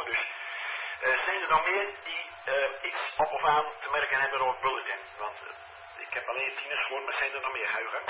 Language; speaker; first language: Dutch; native; Dutch